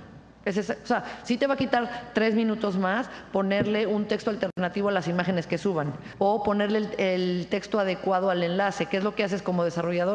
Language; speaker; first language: Spanish; native; Spanish